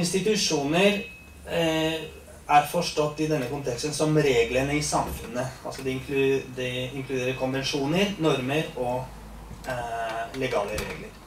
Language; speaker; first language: Norwegian; non-native, fluent; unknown